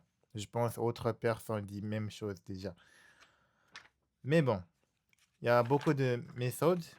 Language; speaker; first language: French; non-native, learner; Japanese